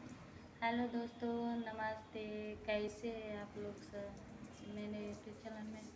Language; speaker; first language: Hindi; non-native, local second language; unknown